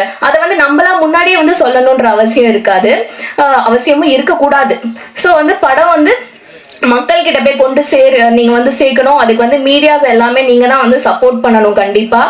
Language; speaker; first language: Tamil; native; Tamil